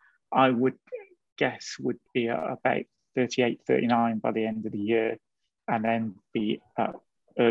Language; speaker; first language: English; native; English